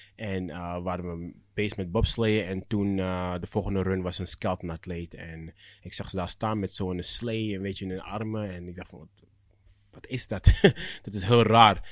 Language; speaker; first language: Dutch; early bilingual, other home language; Akan